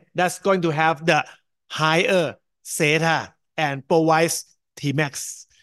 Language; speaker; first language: English; non-native, fluent; Thai